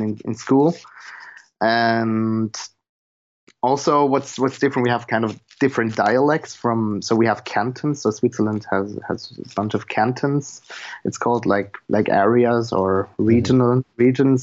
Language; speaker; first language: English; non-native, fluent; German